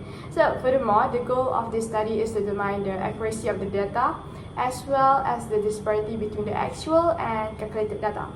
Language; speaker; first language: English; non-native, local second language; Malay